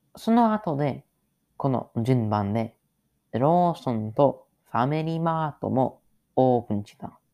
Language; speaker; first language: Japanese; non-native, learner; English